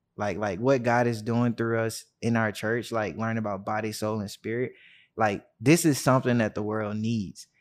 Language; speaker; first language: English; native; English